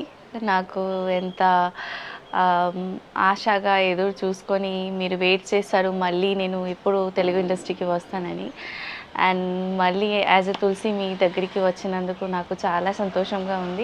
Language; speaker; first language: Telugu; non-native, learner; Bangla